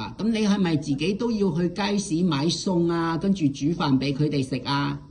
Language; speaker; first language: Cantonese; native; Cantonese